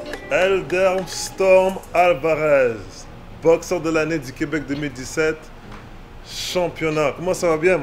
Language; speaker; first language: French; native; French